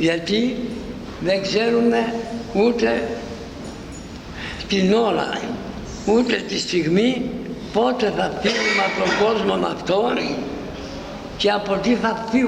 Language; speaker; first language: Greek; native; Greek